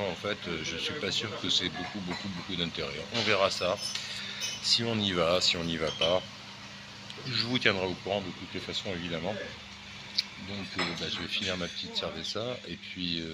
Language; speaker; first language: French; native; French